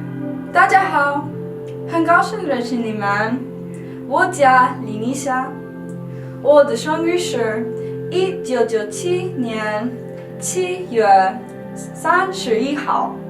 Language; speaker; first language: Chinese; non-native, learner; English